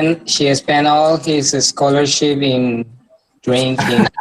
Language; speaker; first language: English; non-native, learner; Spanish